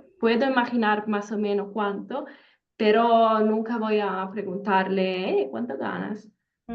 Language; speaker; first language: Spanish; non-native, fluent; Italian